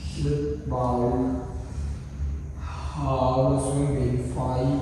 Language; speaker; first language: Vietnamese; non-native, learner; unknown